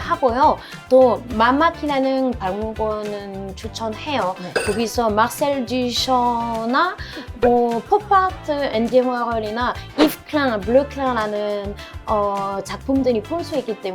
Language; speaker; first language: Korean; non-native, fluent; French